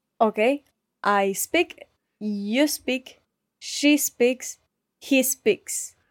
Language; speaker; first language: English; non-native, fluent; Spanish